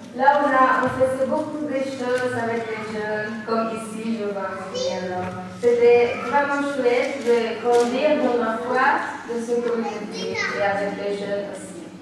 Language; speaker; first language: French; non-native, local second language; Spanish